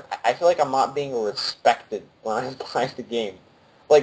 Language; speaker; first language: English; native; English